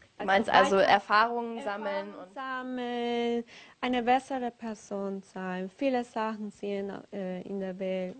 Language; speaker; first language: German; non-native, learner; Spanish